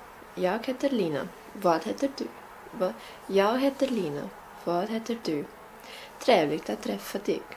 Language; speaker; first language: Swedish; non-native, learner; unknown